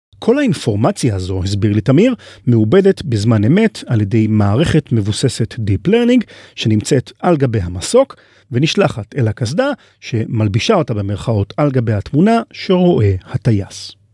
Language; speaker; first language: Hebrew; native; Hebrew